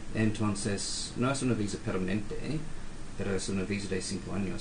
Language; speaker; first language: Spanish; non-native, fluent; English